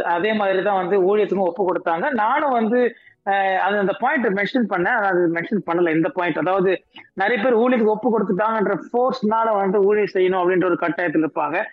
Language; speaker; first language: Tamil; native; Tamil